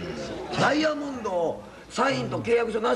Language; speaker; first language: Japanese; native; Japanese